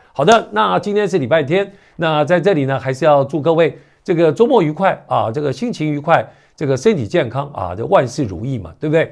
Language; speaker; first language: Chinese; native; Chinese